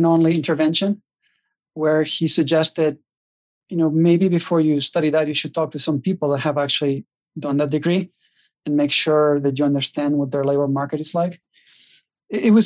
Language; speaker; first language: English; non-native, fluent; Catalan